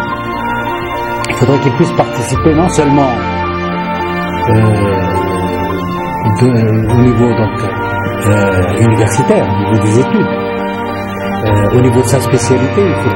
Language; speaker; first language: French; non-native, local second language; Arabic